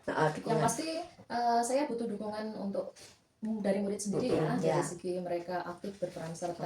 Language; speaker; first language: Indonesian; native; Indonesian